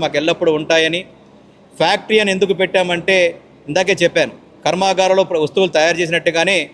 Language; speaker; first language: Telugu; native; Telugu